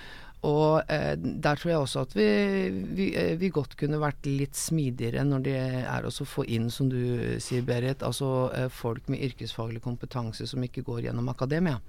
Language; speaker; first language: Norwegian; native; Norwegian